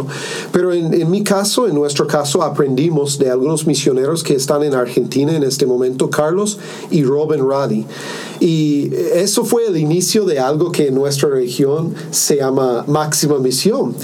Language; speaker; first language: Spanish; non-native, fluent; English